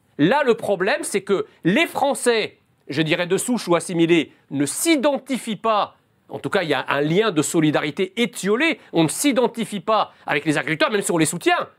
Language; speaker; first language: French; early bilingual, other home language; Arabic